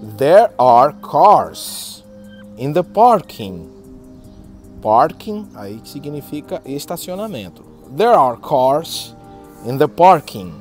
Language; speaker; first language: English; non-native, fluent; Portuguese